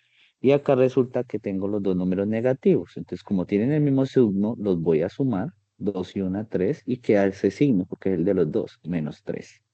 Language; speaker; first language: Spanish; native; Spanish